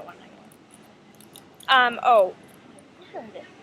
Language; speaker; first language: English; native; English